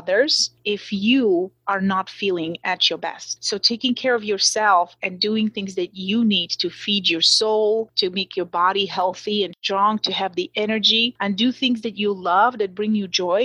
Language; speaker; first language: English; non-native, fluent; Slovak